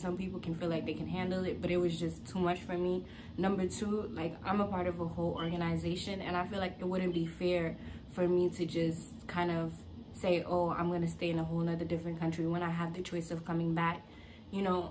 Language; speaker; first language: English; native; English